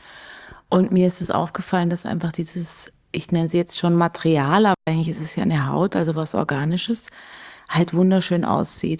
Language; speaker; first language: German; native; German